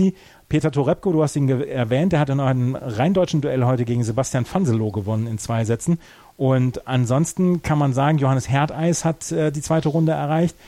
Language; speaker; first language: German; native; German